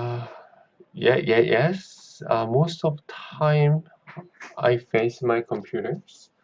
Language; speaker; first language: English; non-native, learner; Korean